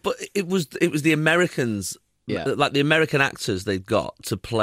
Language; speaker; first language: English; native; English